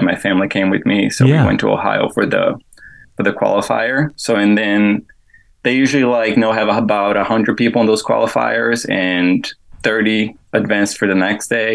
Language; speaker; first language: English; non-native, fluent; Portuguese